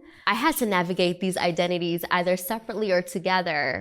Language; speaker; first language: English; early bilingual, other home language; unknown